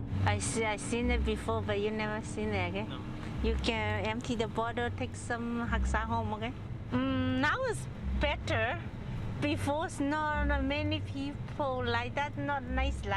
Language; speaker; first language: English; non-native, learner; Cantonese